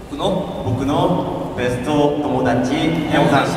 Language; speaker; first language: Japanese; non-native, learner; Korean